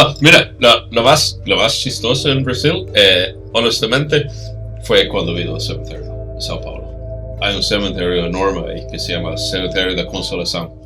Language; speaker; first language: Spanish; non-native, fluent; English